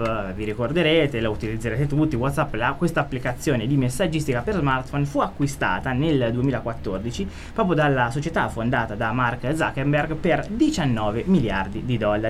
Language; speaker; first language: Italian; native; Italian